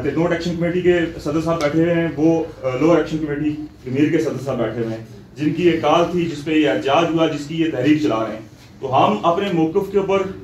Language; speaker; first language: Urdu; non-native, local second language; Punjabi